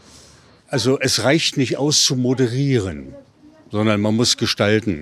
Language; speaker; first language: German; native; German